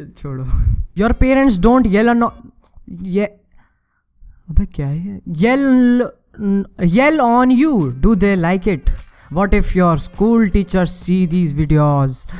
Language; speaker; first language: Hindi; native; Hindi